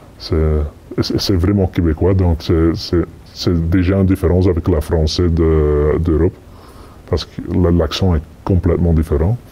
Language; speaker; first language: French; non-native, fluent; English